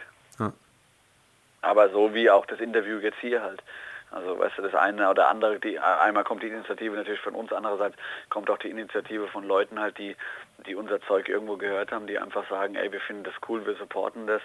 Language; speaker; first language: German; native; German